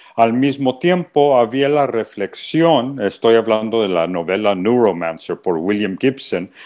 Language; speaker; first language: Spanish; early bilingual, heritage; Spanish